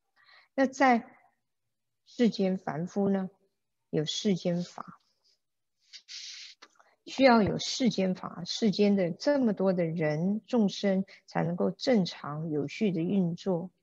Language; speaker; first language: Chinese; native; Chinese